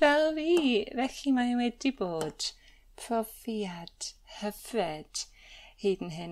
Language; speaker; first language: Welsh; non-native, learner; English